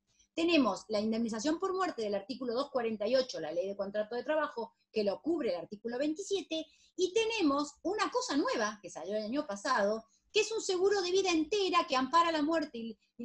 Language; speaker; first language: Spanish; native; Spanish